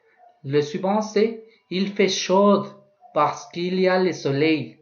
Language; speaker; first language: French; non-native, learner; Spanish